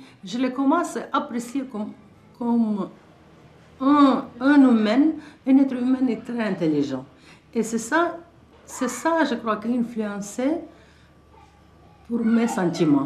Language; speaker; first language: French; non-native, fluent; Russian